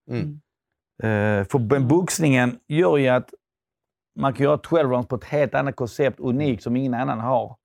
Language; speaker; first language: Swedish; early bilingual, other home language; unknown